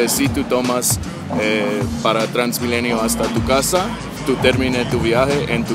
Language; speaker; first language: Spanish; non-native, learner; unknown